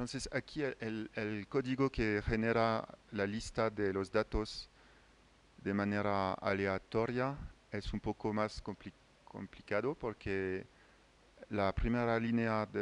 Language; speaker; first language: Spanish; non-native, fluent; French